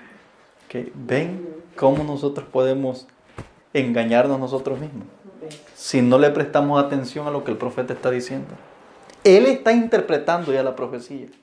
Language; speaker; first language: Spanish; native; Spanish